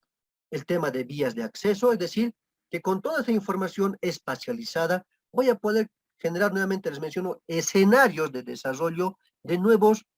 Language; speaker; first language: Spanish; native; Spanish